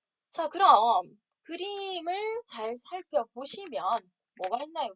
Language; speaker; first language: Korean; native; Korean